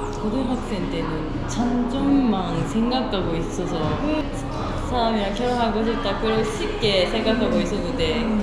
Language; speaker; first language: Korean; non-native, learner; Japanese